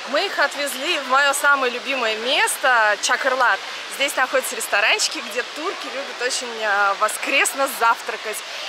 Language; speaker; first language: Russian; native; Russian